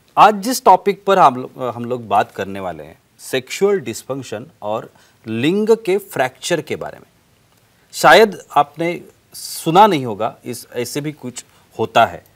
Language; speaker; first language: Hindi; non-native, local second language; Marathi